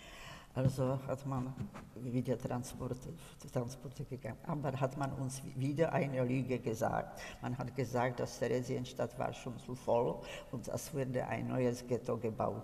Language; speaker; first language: German; non-native, fluent; Czech